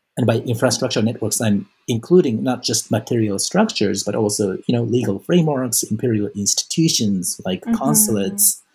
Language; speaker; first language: English; non-native, fluent; Japanese